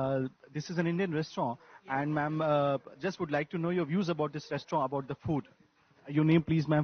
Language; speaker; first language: Hindi; native; Hindi